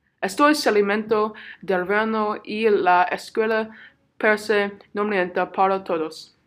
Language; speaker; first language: Spanish; non-native, learner; English